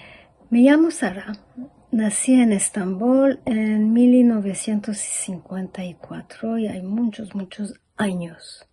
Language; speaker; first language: Spanish; early bilingual, heritage; Ladino